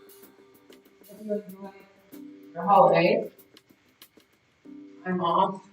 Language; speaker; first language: English; native; English